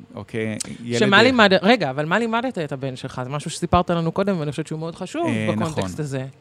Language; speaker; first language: Hebrew; early bilingual, other home language; Arabic